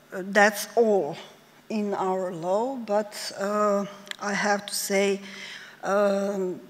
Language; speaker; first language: English; non-native, fluent; Serbian